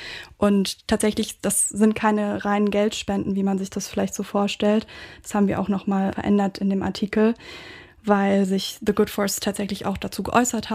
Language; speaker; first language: German; native; German